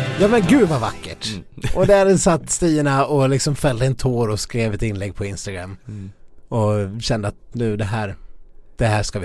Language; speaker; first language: Swedish; native; Swedish